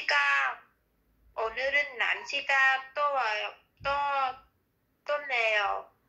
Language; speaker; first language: Korean; non-native, learner; Vietnamese